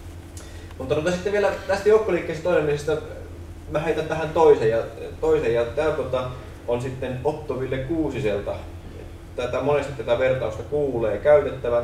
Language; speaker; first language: Finnish; native; Finnish